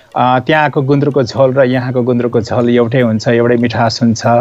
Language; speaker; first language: Nepali; non-native, local second language; Newari